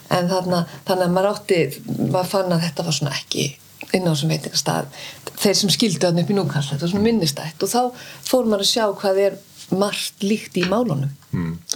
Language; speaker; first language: Icelandic; early bilingual, heritage; Icelandic